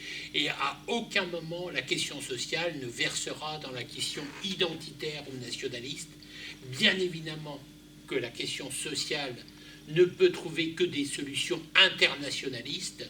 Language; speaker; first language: French; native; French